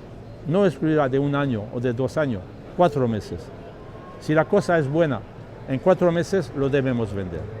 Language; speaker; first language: Spanish; non-native, learner; French